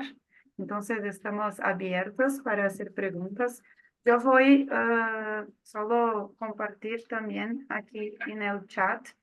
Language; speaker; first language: Spanish; non-native, fluent; Portuguese